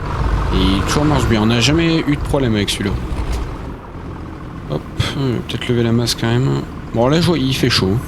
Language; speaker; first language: French; native; French